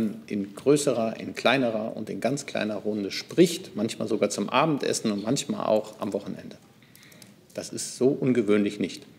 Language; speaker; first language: German; native; German